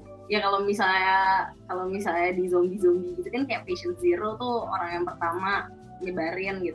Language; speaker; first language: Indonesian; early bilingual, heritage; Indonesian